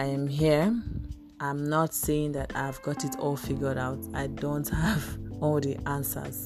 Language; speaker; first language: English; non-native, local second language; Igbo